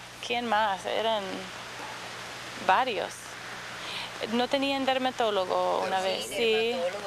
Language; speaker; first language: Spanish; non-native, fluent; English